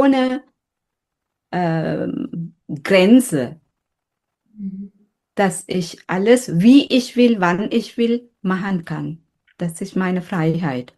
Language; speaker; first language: German; non-native, fluent; Sinhala